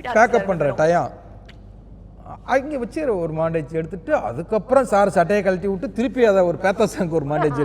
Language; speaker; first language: Tamil; native; Tamil